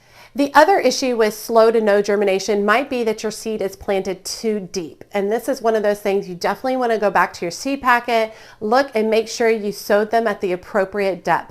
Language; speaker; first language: English; native; English